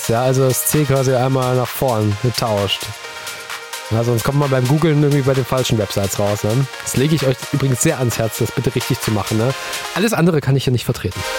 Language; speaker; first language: German; native; German